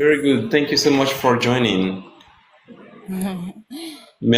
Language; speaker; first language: English; non-native, fluent; French